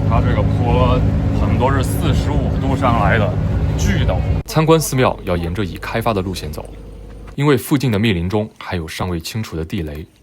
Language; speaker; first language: Chinese; native; Chinese